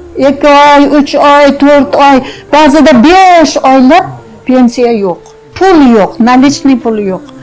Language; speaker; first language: Uzbek; non-native, local second language; Russian